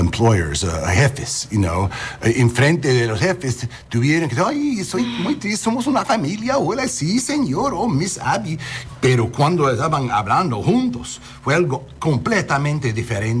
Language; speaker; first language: Spanish; early bilingual, heritage; Spanish